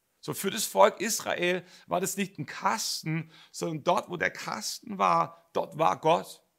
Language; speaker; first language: German; native; German